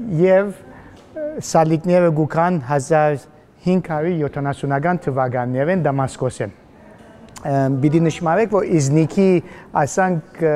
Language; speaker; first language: Armenian; early bilingual, heritage; Armenian